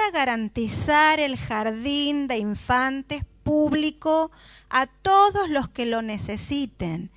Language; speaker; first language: Spanish; native; Spanish